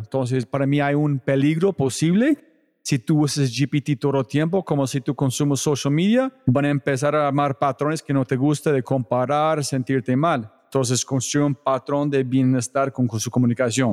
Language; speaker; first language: Spanish; non-native, learner; English